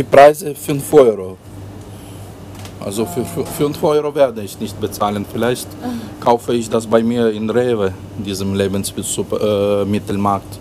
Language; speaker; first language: German; non-native, learner; Ukrainian